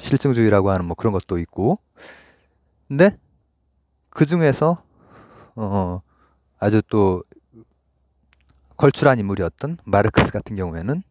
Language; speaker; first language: Korean; native; Korean